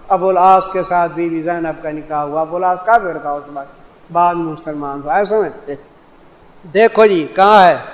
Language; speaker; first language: Urdu; non-native, local second language; Saraiki